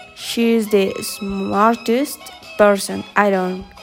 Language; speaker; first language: English; non-native, learner; Spanish